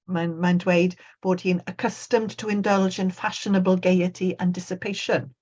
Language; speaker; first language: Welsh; native; Welsh